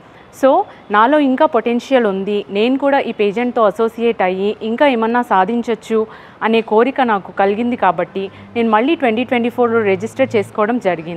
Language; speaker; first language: Telugu; native; Telugu